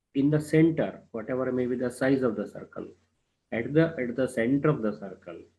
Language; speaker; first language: English; non-native, local second language; Kannada